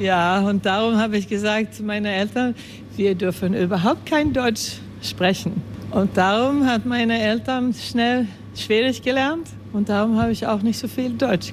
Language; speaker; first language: German; early bilingual, heritage; German